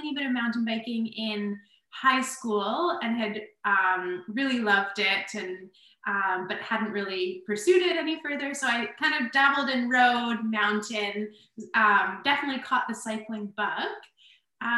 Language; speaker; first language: English; native; English